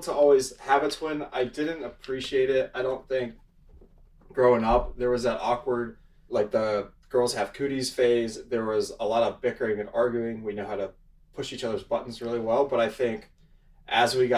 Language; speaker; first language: English; native; English